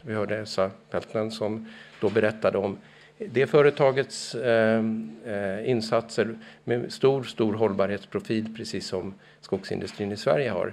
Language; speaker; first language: Swedish; native; Swedish